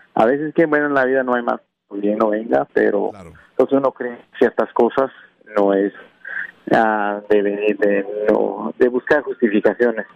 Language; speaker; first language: Spanish; non-native, local second language; Kʼicheʼ